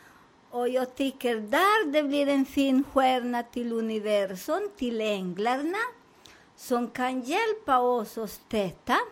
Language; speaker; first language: Swedish; non-native, learner; Spanish